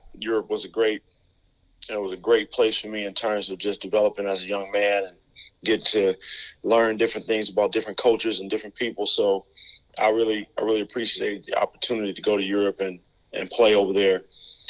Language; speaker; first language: English; native; English